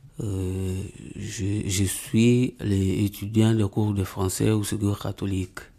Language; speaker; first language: French; non-native, learner; Portuguese